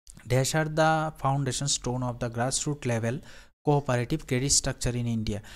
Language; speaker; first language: English; non-native, local second language; Bangla